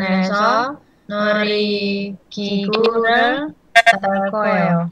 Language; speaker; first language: Korean; non-native, learner; Indonesian